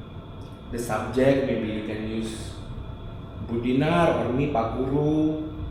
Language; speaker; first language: English; non-native, local second language; Indonesian